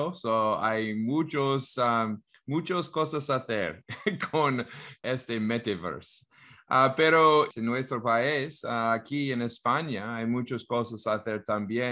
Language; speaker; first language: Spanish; non-native, learner; English